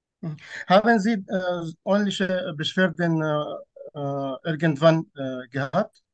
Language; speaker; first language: German; non-native, fluent; Turkish